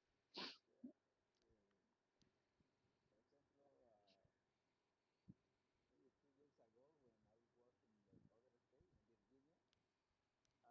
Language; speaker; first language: English; non-native, learner; Spanish